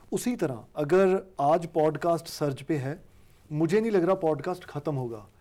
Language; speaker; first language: Hindi; non-native, local second language; Punjabi